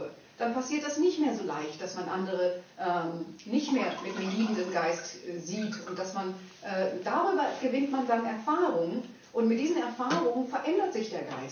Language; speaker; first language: German; native; German